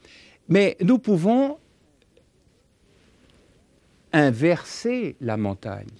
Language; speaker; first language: French; native; French